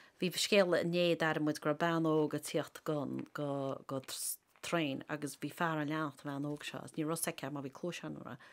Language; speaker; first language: Irish; native; Irish